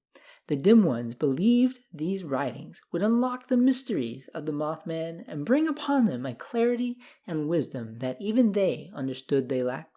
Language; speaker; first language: English; native; English